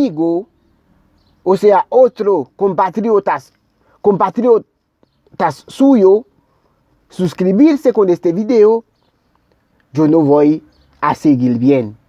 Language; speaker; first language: Spanish; non-native, learner; Haitian Creole